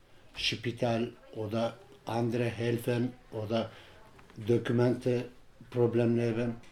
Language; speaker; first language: German; non-native, learner; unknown